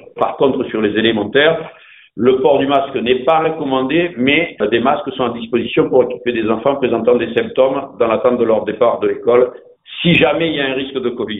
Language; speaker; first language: French; native; French